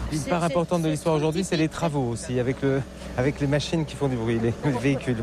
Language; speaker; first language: French; native; French